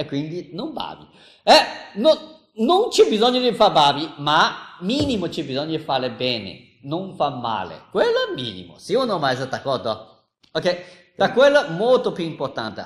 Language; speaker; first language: Italian; non-native, learner; Chinese